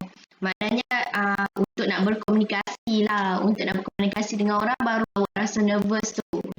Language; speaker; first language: Malay; native; Malay